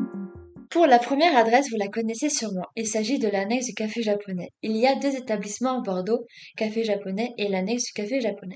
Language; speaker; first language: French; native; French